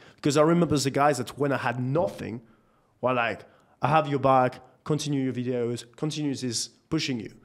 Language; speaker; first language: English; non-native, fluent; French